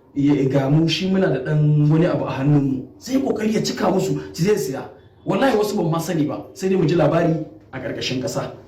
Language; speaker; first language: Hausa; native; Hausa